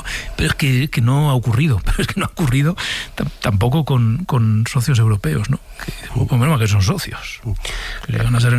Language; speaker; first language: Spanish; native; Spanish